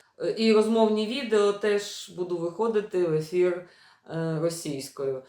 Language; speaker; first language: Ukrainian; non-native, local second language; Russian